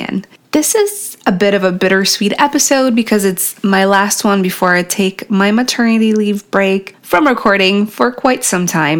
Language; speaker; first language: English; non-native, fluent; Polish